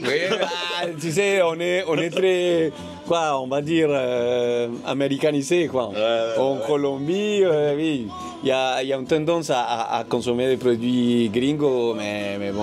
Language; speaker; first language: French; non-native, fluent; Spanish